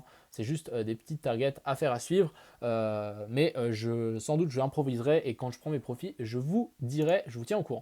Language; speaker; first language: French; native; French